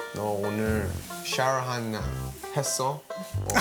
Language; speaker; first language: Korean; non-native, fluent; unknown